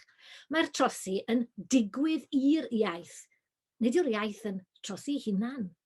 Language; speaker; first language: Welsh; native; Welsh